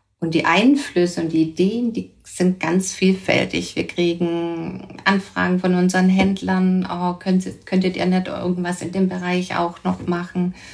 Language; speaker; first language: German; native; German